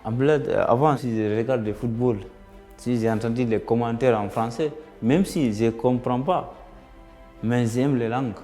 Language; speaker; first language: French; non-native, learner; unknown